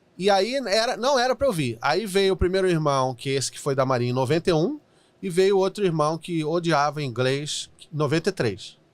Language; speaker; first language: Portuguese; native; Portuguese